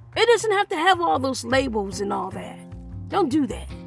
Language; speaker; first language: English; early bilingual, other home language; Yoruba